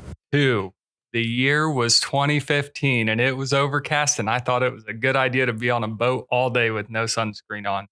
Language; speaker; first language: English; native; English